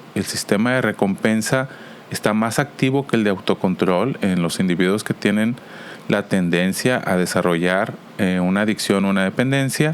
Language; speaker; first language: Spanish; native; Spanish